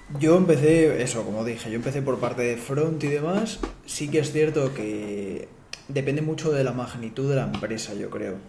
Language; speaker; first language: Spanish; native; Spanish